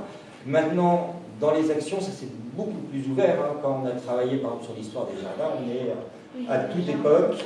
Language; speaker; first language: French; native; French